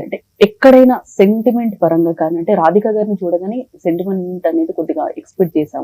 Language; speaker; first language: Telugu; native; Telugu